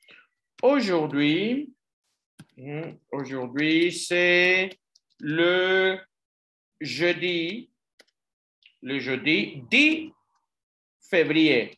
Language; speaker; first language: French; non-native, learner; Spanish